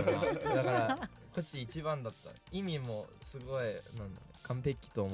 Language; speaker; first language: Japanese; non-native, fluent; English